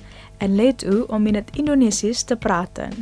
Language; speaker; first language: Dutch; non-native, fluent; Indonesian